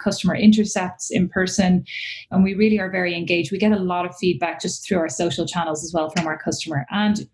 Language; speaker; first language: English; native; English